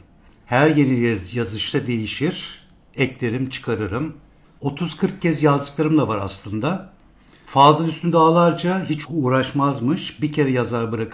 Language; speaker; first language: Turkish; native; Turkish